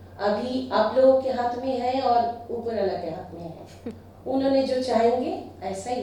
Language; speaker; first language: Hindi; non-native, local second language; Bangla